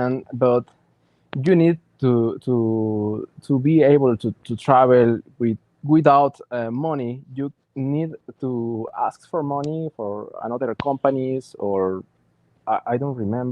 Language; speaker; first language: English; non-native, learner; Spanish